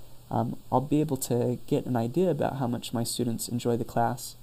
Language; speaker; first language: English; native; English